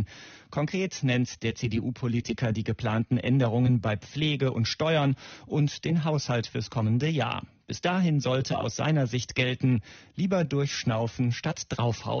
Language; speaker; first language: German; native; German